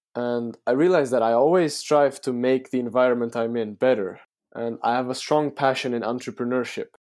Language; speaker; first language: English; non-native, fluent; Turkish